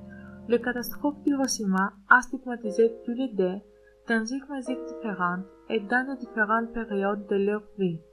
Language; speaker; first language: French; non-native, learner; Greek